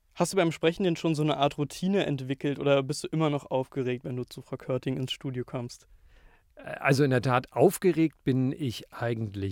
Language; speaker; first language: German; native; German